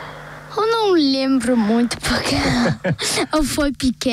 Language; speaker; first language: Portuguese; early bilingual, heritage; Portuguese